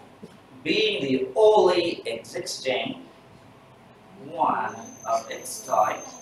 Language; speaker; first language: English; non-native, fluent; Vietnamese